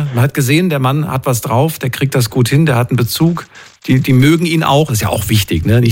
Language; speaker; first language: German; native; German